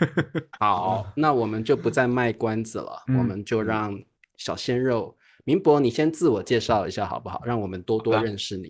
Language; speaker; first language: Chinese; native; Chinese